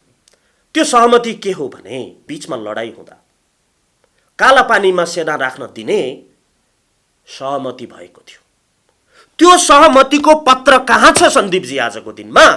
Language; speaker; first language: Nepali; native; Nepali